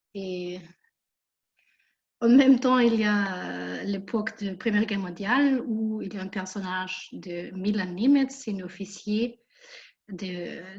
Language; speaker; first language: French; non-native, fluent; German